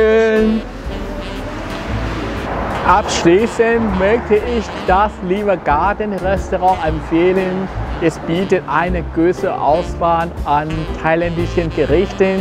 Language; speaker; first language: German; non-native, learner; Thai